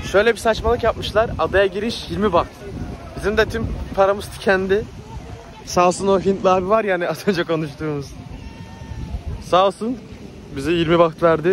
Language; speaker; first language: Turkish; native; Turkish